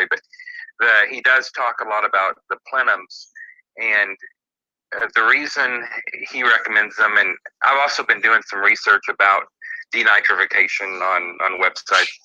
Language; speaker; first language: English; native; English